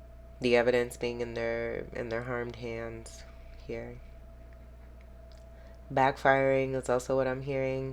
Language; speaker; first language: English; native; English